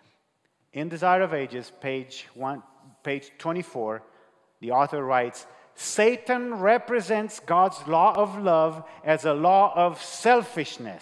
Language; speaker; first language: English; non-native, fluent; Romanian